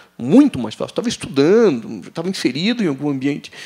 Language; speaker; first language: Portuguese; native; Portuguese